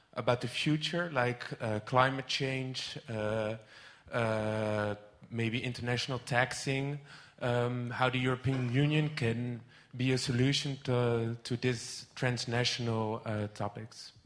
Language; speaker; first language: English; non-native, fluent; Dutch